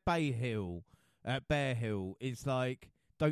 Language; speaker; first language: English; native; English